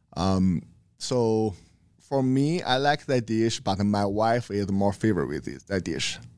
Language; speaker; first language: English; non-native, learner; Chinese